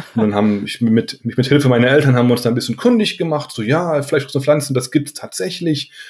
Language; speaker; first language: German; native; German